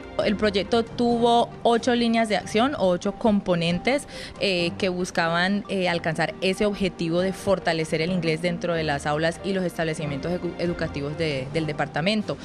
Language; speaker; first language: Spanish; native; Spanish